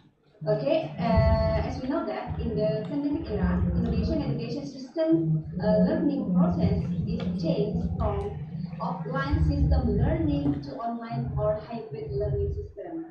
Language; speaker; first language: English; non-native, learner; Indonesian